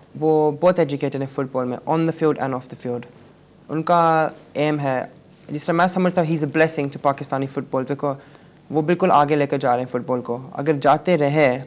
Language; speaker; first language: Urdu; native; Urdu